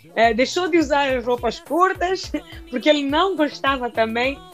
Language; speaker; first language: Portuguese; non-native, local second language; Makhuwa